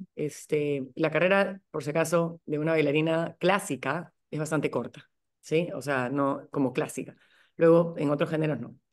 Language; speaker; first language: Spanish; native; Spanish